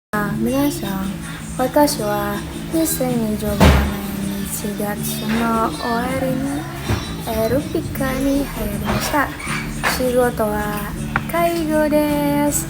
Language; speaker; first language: Japanese; non-native, learner; Indonesian